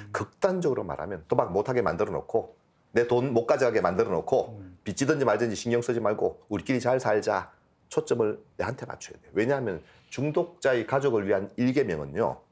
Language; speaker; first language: Korean; native; Korean